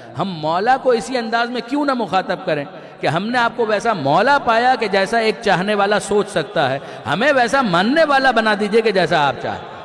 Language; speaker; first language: Urdu; non-native, local second language; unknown